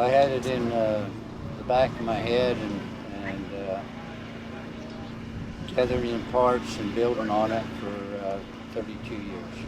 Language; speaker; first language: English; native; English